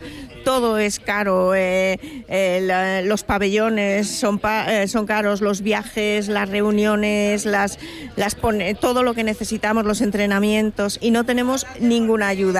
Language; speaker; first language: Spanish; native; Spanish